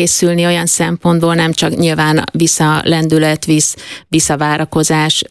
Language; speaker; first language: Hungarian; native; Hungarian